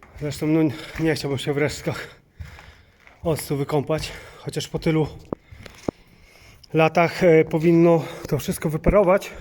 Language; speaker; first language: Polish; native; Polish